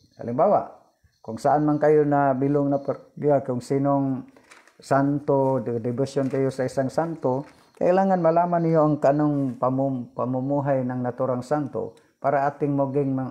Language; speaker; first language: Filipino; non-native, local second language; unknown